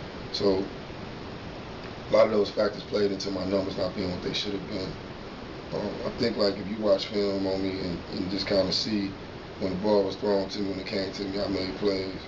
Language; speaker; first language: English; native; English